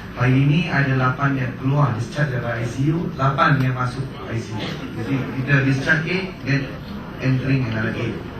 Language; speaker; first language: Malay; non-native, local second language; Chinese